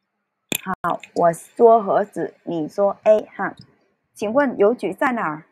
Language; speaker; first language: Chinese; early bilingual, heritage; Cantonese